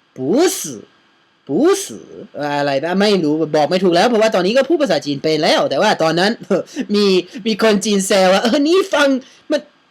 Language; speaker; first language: Thai; non-native, fluent; English